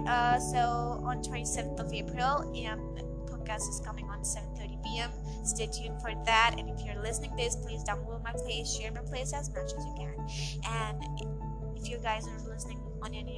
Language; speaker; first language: English; native; English